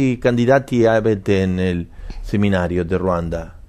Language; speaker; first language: Italian; non-native, fluent; Spanish